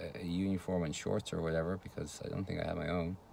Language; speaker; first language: English; native; English